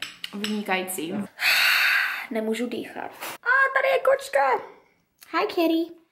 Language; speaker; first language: Czech; early bilingual, heritage; Czech